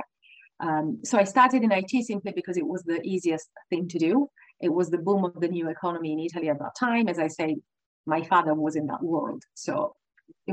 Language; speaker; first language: English; non-native, fluent; Italian